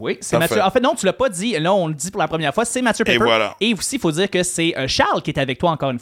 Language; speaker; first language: French; native; French